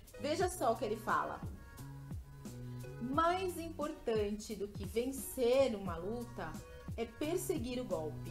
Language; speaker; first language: Portuguese; native; Portuguese